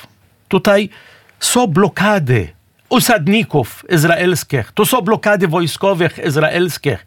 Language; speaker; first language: Polish; non-native, fluent; Arabic